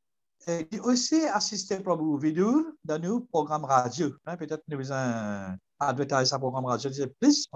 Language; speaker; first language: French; non-native, learner; Morisyen